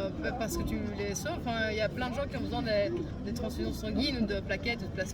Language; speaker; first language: French; native; French